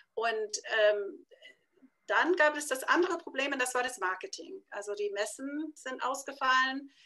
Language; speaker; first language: German; non-native, fluent; English